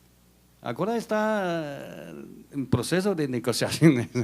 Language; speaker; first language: Portuguese; non-native, learner; Chinese